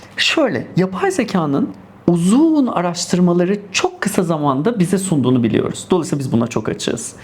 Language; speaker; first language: Turkish; native; Turkish